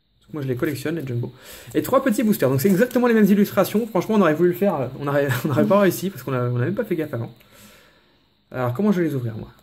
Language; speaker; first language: French; native; French